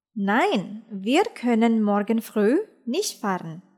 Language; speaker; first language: German; non-native, fluent; Indonesian